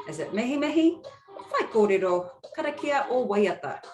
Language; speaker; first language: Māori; non-native, local second language; English